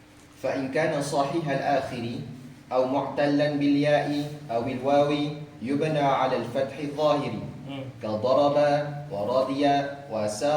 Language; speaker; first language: Arabic; non-native, learner; Malay